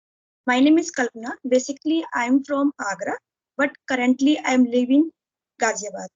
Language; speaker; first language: English; non-native, learner; Hindi